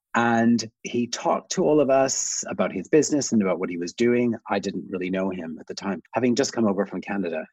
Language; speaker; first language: English; native; English